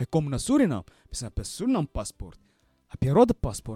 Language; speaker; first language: Dutch; non-native, learner; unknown